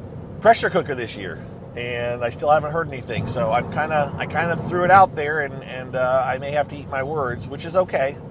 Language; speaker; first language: English; native; English